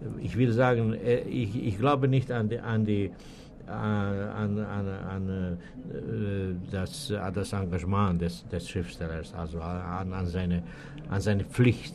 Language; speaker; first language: German; non-native, fluent; Serbian